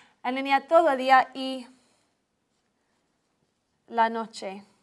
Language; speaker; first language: Spanish; non-native, fluent; English